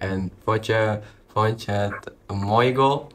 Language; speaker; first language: Dutch; non-native, fluent; Indonesian